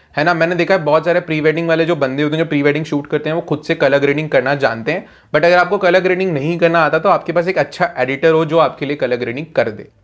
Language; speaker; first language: Hindi; native; Hindi